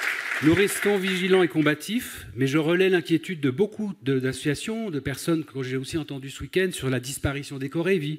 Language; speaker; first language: French; native; French